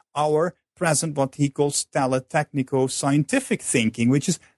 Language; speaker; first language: English; non-native, fluent; Dutch